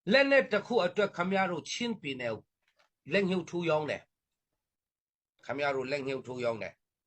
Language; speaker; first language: Burmese; non-native, local second language; Hakha Chin